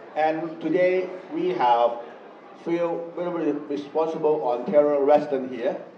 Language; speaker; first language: English; non-native, learner; Chinese